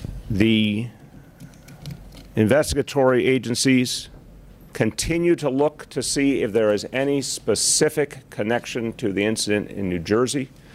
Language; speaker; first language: English; native; English